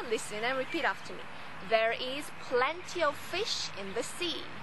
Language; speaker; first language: English; non-native, fluent; Korean